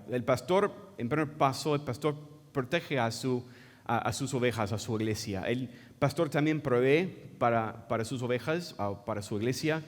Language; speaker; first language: Spanish; non-native, fluent; English